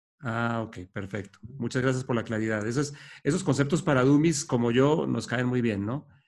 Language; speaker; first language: Spanish; native; Spanish